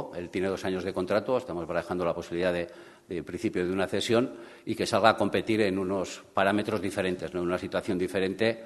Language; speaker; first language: Spanish; native; Spanish